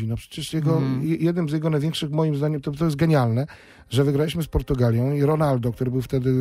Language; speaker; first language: Polish; native; Polish